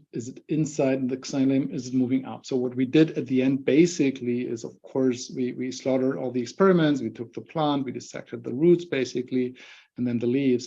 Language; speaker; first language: English; non-native, fluent; German